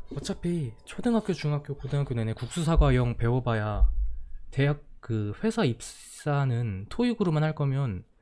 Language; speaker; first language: Korean; native; Korean